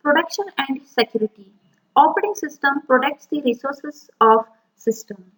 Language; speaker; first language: English; non-native, local second language; Kannada